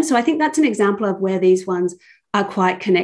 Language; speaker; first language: English; native; English